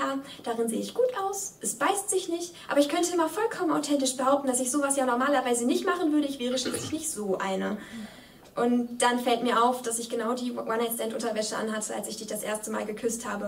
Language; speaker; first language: German; native; German